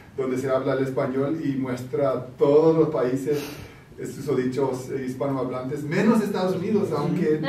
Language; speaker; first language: Spanish; early bilingual, heritage; Spanish